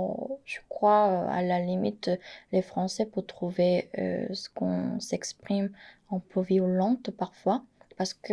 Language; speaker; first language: French; non-native, fluent; Korean